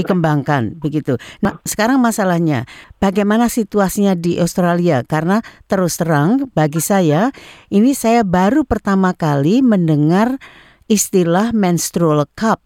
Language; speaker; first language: Indonesian; native; Indonesian